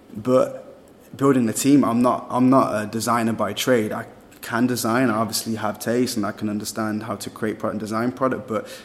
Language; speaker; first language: English; native; English